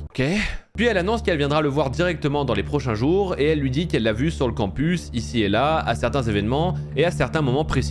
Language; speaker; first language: French; native; French